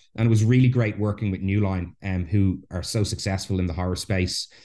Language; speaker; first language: English; native; English